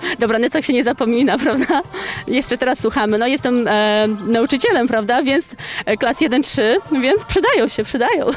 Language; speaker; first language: Polish; native; Polish